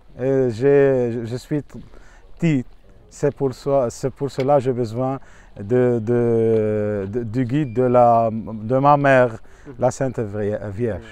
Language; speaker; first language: French; non-native, local second language; Arabic